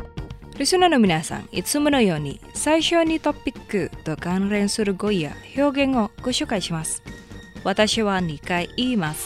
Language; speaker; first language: Japanese; non-native, fluent; Indonesian